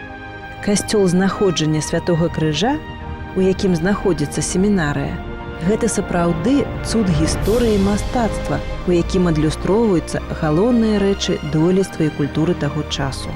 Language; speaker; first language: Belarusian; native; Belarusian